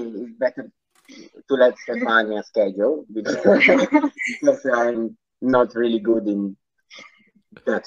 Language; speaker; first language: English; non-native, learner; Italian